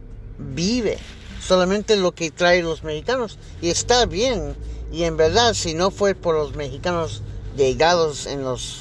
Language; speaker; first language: Spanish; early bilingual, heritage; English